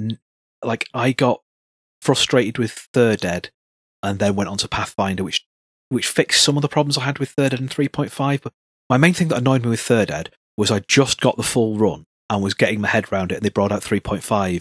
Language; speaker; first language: English; native; English